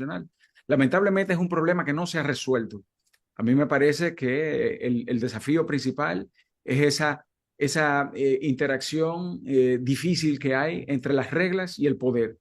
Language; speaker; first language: Spanish; native; Spanish